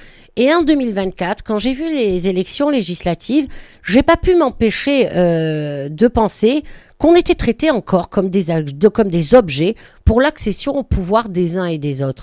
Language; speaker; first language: French; native; French